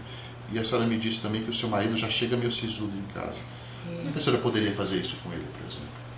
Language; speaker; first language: Portuguese; native; Portuguese